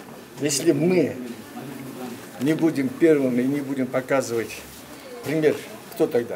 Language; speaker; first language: Russian; non-native, local second language; Kyrgyz